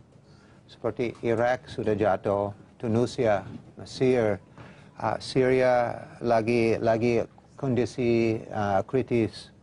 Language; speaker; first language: Indonesian; non-native, fluent; English